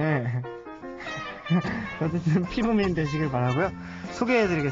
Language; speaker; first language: Korean; native; Korean